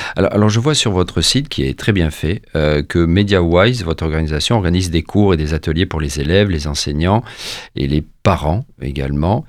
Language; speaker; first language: French; native; French